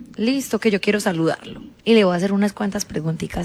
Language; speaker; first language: Spanish; native; Spanish